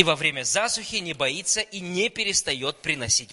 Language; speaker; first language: Russian; native; Russian